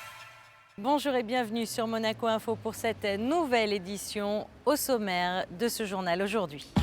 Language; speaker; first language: French; native; French